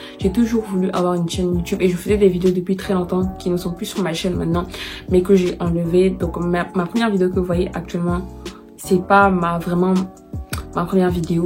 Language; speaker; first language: French; native; French